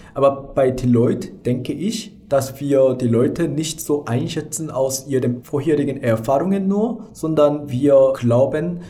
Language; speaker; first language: German; non-native, fluent; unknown